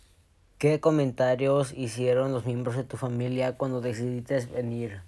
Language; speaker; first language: Spanish; early bilingual, heritage; Spanish